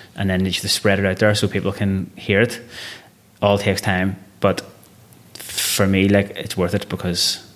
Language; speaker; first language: English; non-native, local second language; Irish